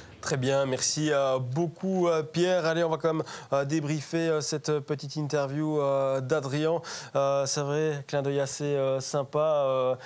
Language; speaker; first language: French; native; French